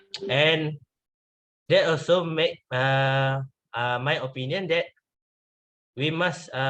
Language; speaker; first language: English; non-native, learner; Malay